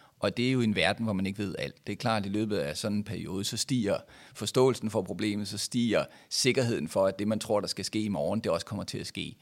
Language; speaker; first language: Danish; native; Danish